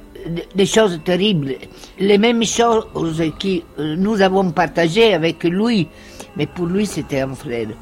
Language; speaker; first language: French; non-native, fluent; Italian